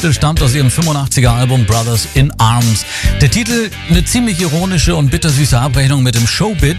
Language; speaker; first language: German; native; German